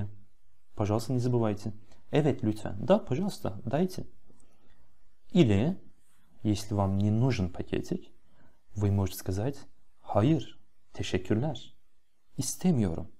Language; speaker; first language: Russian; non-native, fluent; Turkish